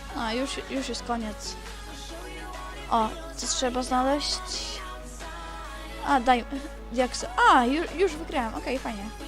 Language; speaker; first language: Polish; native; Polish